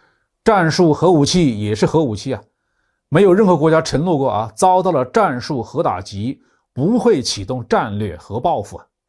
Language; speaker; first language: Chinese; native; Chinese